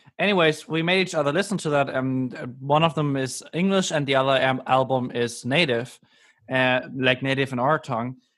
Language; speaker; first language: English; non-native, fluent; German